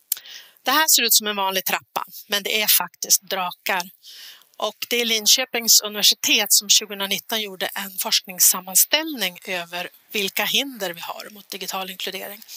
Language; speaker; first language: Swedish; native; Swedish